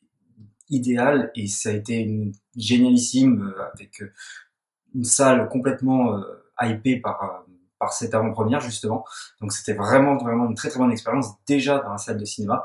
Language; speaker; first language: French; native; French